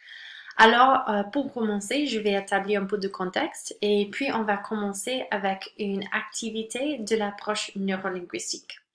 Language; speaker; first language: French; non-native, local second language; English